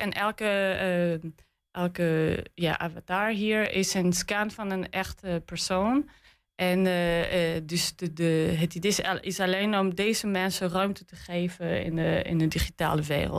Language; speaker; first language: Dutch; non-native, learner; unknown